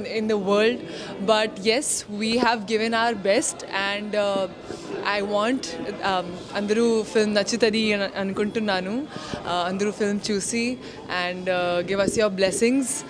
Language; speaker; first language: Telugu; non-native, learner; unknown